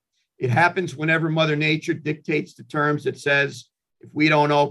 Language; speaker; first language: English; native; English